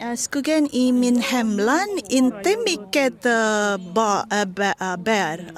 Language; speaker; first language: Swedish; non-native, learner; Indonesian